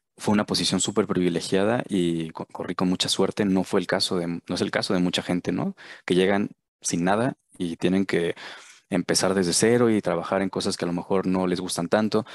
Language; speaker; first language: Spanish; native; Spanish